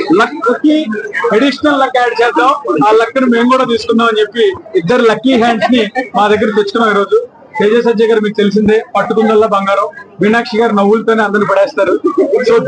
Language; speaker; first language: Telugu; native; Telugu